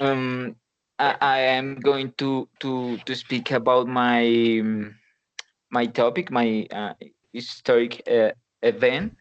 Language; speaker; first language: English; non-native, learner; Spanish